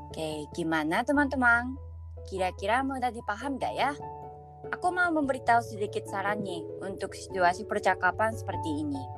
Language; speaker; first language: Indonesian; non-native, fluent; Japanese